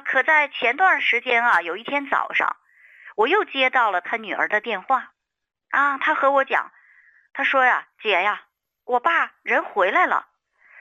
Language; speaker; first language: Chinese; native; Chinese